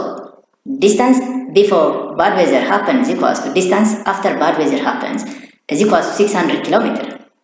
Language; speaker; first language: English; non-native, local second language; Amharic